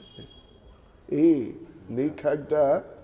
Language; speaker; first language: Russian; non-native, learner; English